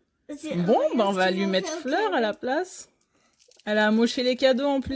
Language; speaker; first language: French; native; French